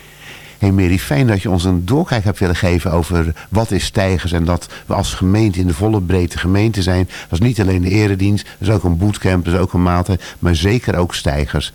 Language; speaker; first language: Dutch; native; Dutch